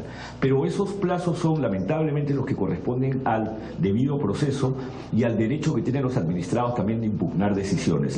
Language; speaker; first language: Spanish; native; Spanish